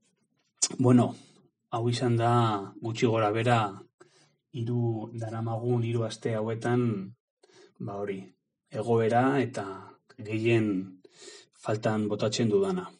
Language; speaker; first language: Basque; non-native, learner; Spanish